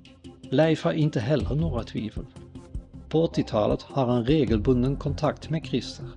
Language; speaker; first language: Swedish; native; Swedish